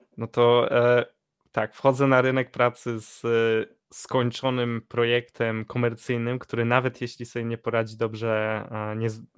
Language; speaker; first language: Polish; native; Polish